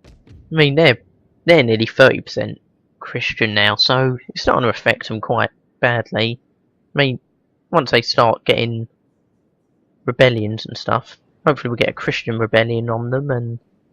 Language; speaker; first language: English; native; English